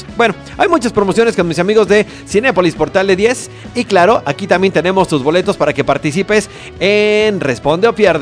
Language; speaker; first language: Spanish; native; Spanish